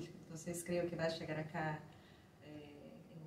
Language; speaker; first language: Spanish; non-native, fluent; Portuguese